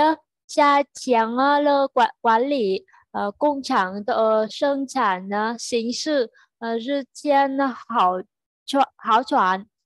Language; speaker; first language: Chinese; non-native, fluent; Vietnamese